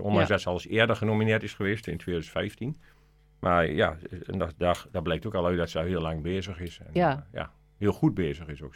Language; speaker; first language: Dutch; native; Dutch